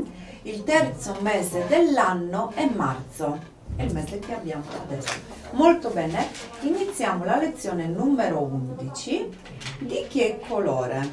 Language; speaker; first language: Italian; non-native, fluent; Polish